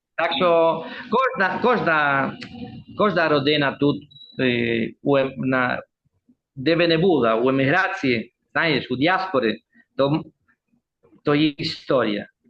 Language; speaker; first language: Ukrainian; early bilingual, heritage; Ukrainian